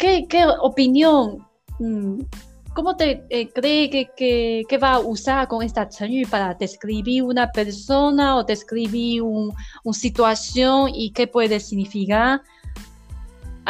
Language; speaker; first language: Spanish; non-native, learner; Chinese